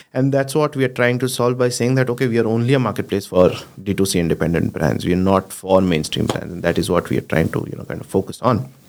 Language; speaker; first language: English; non-native, local second language; Gujarati